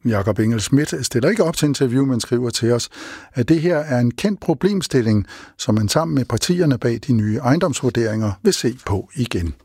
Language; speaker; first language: Danish; native; Danish